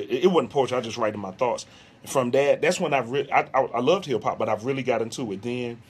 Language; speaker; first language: English; native; English